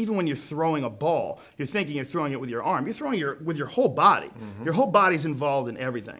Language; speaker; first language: English; native; English